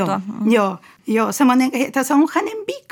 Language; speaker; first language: Finnish; non-native, fluent; Spanish